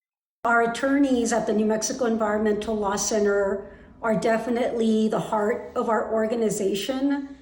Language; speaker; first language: English; native; English